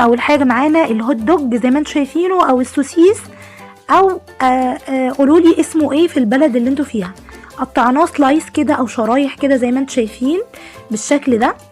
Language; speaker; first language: Arabic; native; Arabic